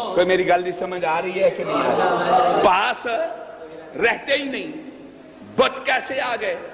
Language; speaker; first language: Urdu; non-native, local second language; Punjabi